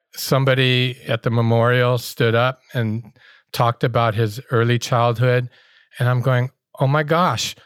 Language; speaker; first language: English; native; English